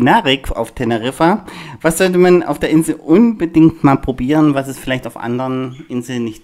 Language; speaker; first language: German; native; German